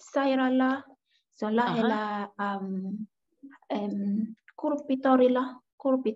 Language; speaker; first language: Finnish; non-native, learner; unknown